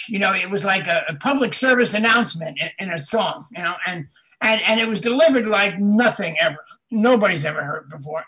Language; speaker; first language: English; native; English